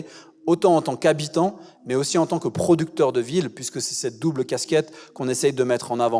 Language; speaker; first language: French; native; French